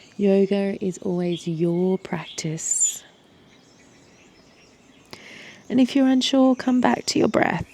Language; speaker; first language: English; native; English